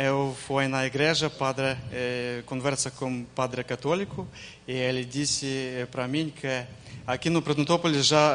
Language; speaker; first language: Portuguese; non-native, learner; Ukrainian